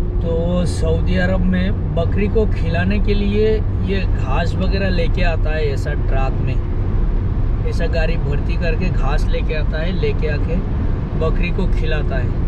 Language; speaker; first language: Hindi; non-native, local second language; Bangla